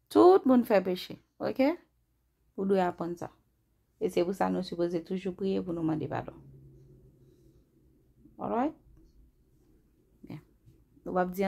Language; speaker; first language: French; non-native, local second language; Haitian Creole